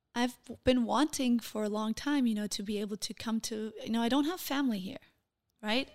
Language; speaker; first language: English; non-native, fluent; Portuguese